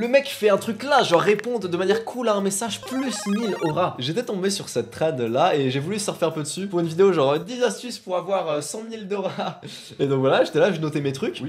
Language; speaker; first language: French; native; French